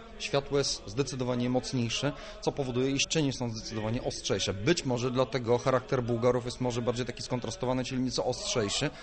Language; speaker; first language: Polish; non-native, fluent; Bulgarian